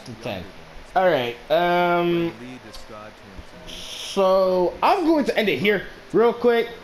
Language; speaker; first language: English; native; English